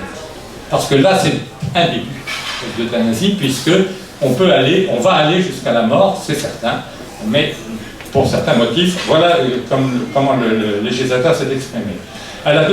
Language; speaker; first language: French; native; French